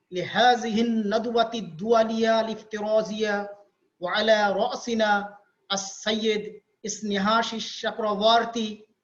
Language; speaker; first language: Arabic; non-native, fluent; Bangla